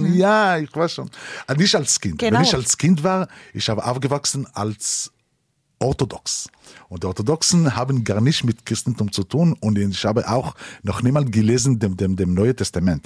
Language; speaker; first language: German; non-native, learner; Hebrew